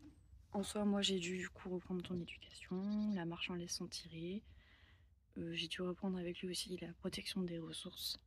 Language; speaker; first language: French; native; French